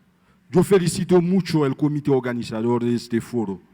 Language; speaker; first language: Spanish; non-native, fluent; Haitian Creole